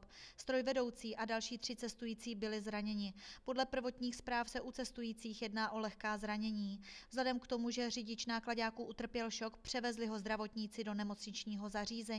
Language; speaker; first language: Czech; native; Czech